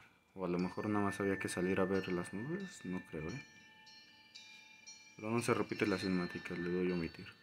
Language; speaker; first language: Spanish; native; Spanish